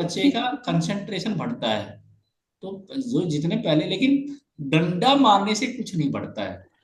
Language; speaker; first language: Hindi; native; Hindi